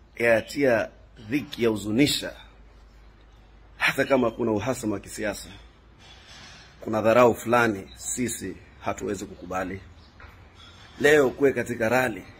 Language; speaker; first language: Swahili; native; Swahili